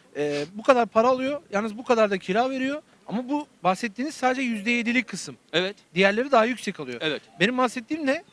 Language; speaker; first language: Turkish; native; Turkish